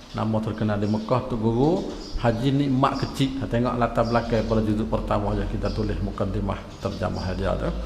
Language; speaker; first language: Malay; native; Malay